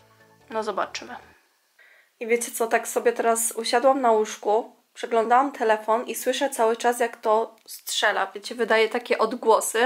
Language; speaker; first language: Polish; native; Polish